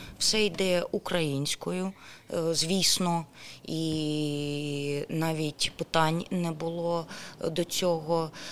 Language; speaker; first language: Ukrainian; non-native, local second language; Russian